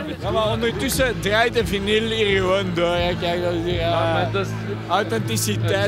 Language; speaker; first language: Dutch; native; Dutch